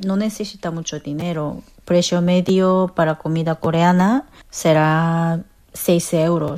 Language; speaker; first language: Spanish; non-native, fluent; Korean